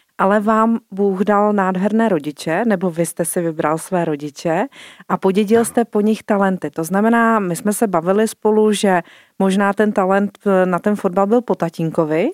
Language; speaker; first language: Czech; native; Czech